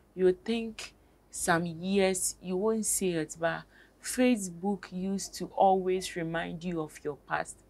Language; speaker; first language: English; non-native, local second language; Akan